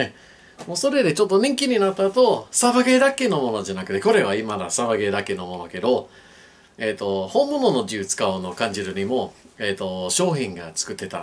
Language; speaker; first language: Japanese; non-native, learner; English